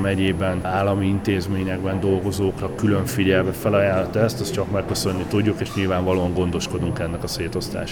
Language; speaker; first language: Hungarian; native; Hungarian